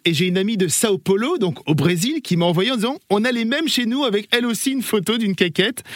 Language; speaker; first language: French; native; French